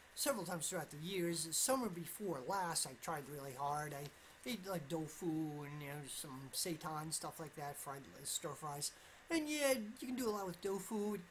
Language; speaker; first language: English; native; English